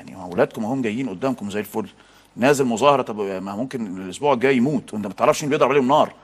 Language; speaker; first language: Arabic; native; Arabic